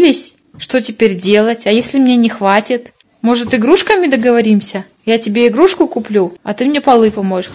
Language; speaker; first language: Russian; native; Russian